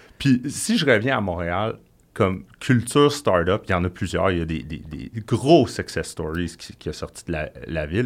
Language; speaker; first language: French; native; French